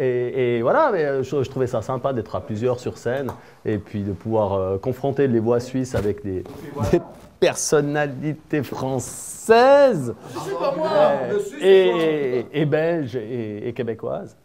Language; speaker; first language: French; native; French